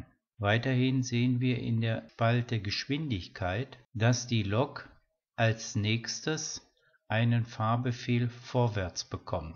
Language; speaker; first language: German; native; German